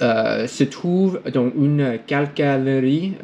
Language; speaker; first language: French; non-native, learner; English